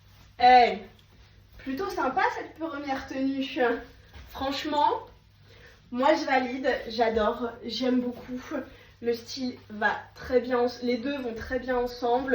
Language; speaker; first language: French; native; French